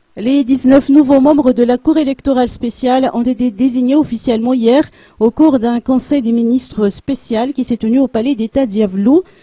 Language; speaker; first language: French; non-native, local second language; Malagasy